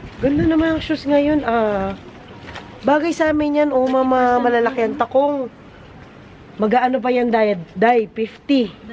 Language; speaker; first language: Filipino; non-native, local second language; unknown